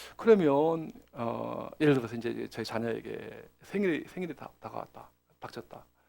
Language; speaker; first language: Korean; native; Korean